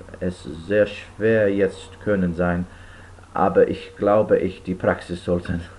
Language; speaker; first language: German; non-native, learner; English